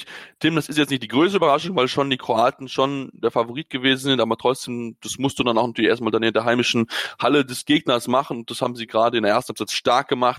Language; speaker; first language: German; native; German